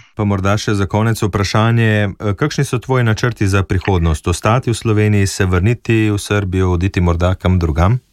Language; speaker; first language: Slovenian; native; Slovenian